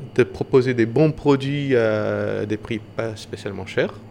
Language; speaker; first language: French; non-native, fluent; Portuguese